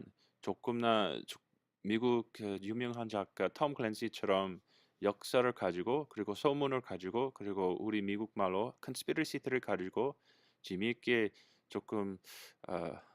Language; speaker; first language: Korean; non-native, fluent; English